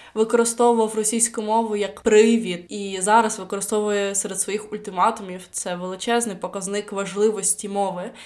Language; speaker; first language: Ukrainian; non-native, local second language; Russian